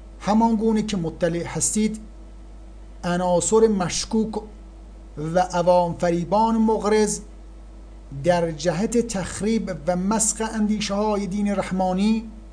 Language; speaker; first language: Persian; native; Persian